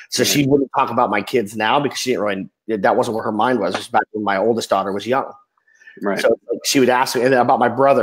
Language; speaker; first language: English; native; English